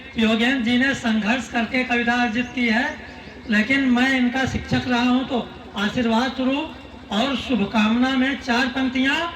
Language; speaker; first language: Hindi; native; Hindi